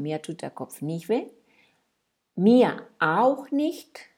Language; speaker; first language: German; non-native, fluent; Spanish